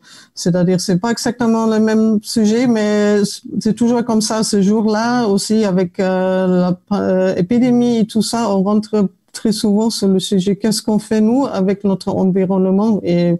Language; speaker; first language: French; non-native, fluent; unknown